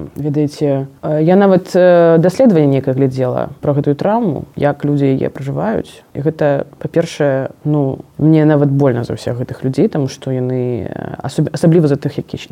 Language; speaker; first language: Belarusian; non-native, local second language; Russian